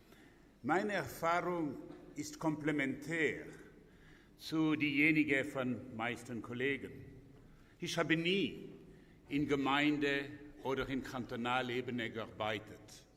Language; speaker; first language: German; non-native, local second language; French